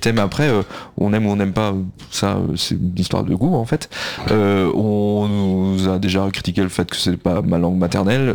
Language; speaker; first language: French; native; French